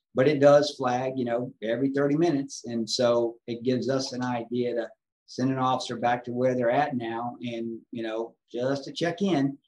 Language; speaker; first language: English; native; English